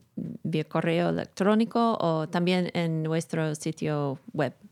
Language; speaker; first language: Spanish; non-native, learner; English